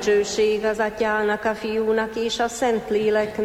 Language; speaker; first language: Hungarian; native; Hungarian